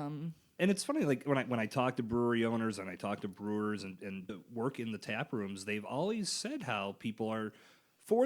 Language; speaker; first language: English; native; English